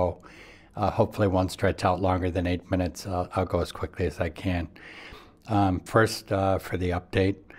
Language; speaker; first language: English; native; English